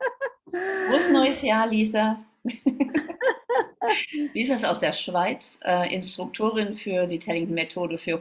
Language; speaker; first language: German; native; German